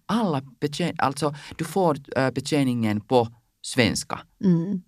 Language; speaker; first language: Swedish; non-native, local second language; Finnish